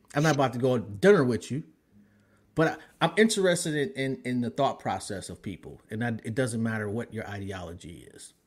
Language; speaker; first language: English; native; English